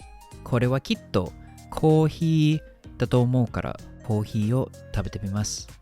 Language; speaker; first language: Japanese; non-native, fluent; English